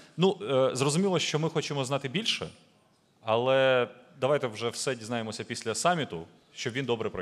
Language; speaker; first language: Ukrainian; native; Ukrainian